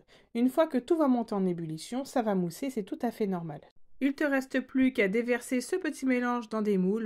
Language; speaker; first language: French; native; French